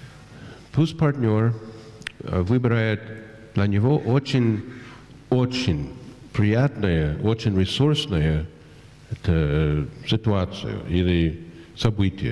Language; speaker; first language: Russian; non-native, fluent; English